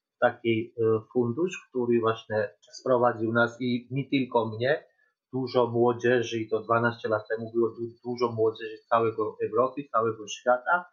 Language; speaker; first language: Polish; non-native, fluent; Georgian